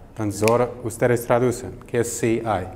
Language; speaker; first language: Spanish; non-native, fluent; English